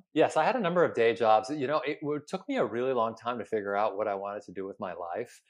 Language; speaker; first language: English; early bilingual, other home language; Spanish